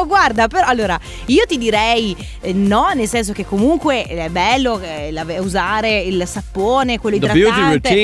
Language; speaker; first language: Italian; native; Italian